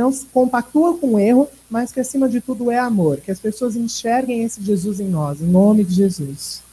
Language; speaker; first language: Portuguese; native; Portuguese